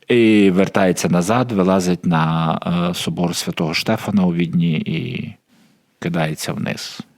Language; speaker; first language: Ukrainian; native; Ukrainian